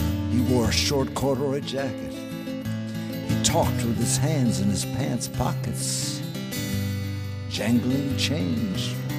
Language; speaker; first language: English; native; English